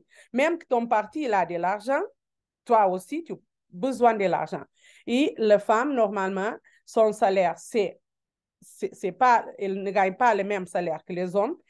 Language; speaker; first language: French; non-native, learner; Portuguese